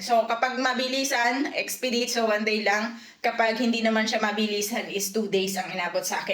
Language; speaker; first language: Filipino; native; Filipino